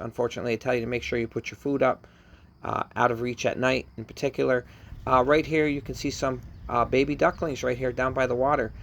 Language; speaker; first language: English; native; English